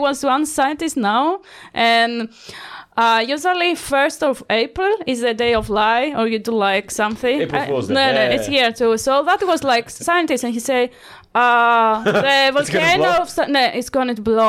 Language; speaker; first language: English; non-native, learner; Greek